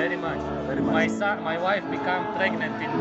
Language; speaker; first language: English; non-native, fluent; Ukrainian